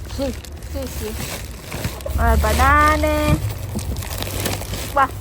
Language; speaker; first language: Italian; non-native, learner; Filipino